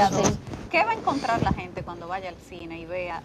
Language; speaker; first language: Spanish; native; Spanish